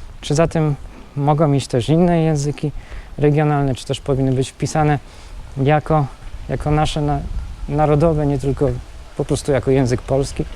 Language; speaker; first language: Polish; native; Polish